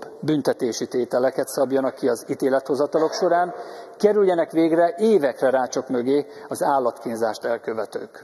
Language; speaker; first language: Hungarian; native; Hungarian